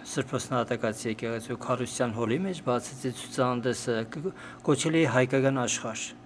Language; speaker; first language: Armenian; native; Armenian